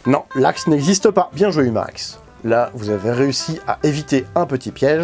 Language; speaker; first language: French; native; French